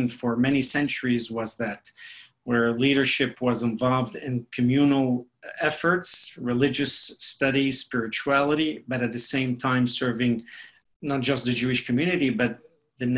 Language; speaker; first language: English; non-native, fluent; Spanish